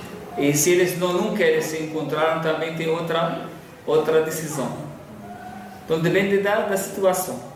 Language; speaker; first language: Portuguese; non-native, fluent; Arabic